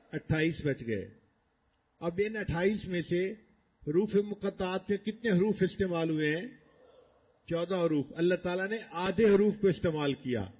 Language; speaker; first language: Urdu; non-native, local second language; Punjabi